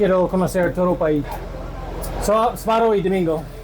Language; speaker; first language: Spanish; non-native, learner; English